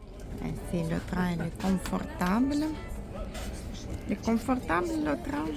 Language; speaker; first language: French; non-native, fluent; Russian